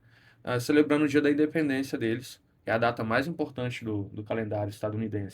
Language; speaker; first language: Portuguese; native; Portuguese